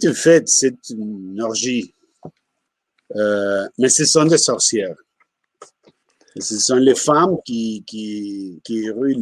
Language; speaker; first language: French; non-native, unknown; Spanish